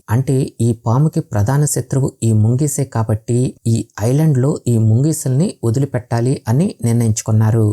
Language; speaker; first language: Telugu; native; Telugu